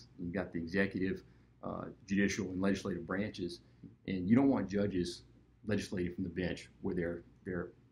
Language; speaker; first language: English; native; English